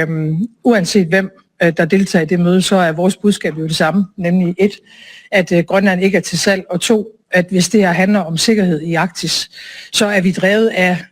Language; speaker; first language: Danish; native; Danish